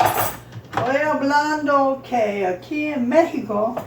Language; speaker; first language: Spanish; non-native, learner; English